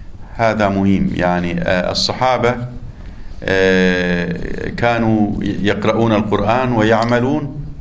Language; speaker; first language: Arabic; non-native, fluent; Turkish